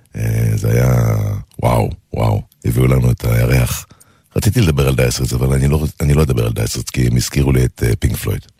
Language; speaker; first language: Hebrew; native; Hebrew